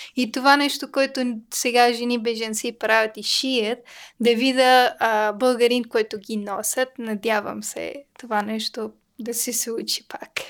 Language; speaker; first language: Bulgarian; non-native, learner; Persian